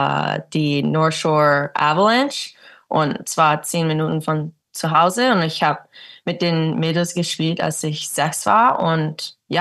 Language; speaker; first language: German; early bilingual, heritage; English